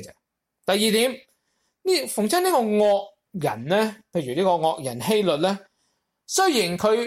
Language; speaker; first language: Cantonese; native; Cantonese